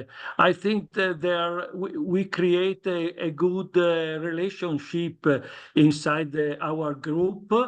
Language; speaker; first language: English; non-native, learner; Italian